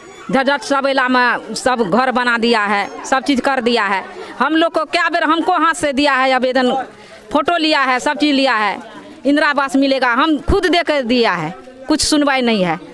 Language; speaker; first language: Hindi; non-native, local second language; Maithili